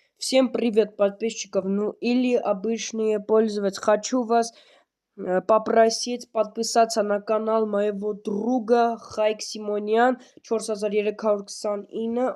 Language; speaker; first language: Russian; non-native, learner; Armenian